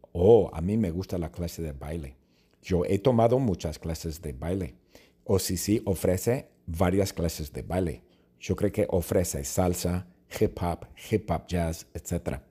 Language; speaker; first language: Spanish; non-native, fluent; English